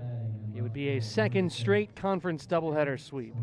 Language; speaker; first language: English; native; English